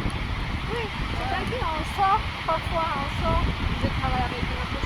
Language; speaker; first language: French; non-native, learner; Portuguese